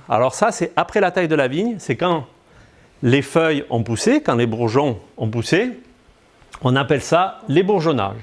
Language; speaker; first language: French; native; French